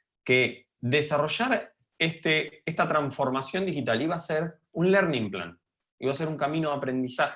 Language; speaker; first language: Spanish; native; Spanish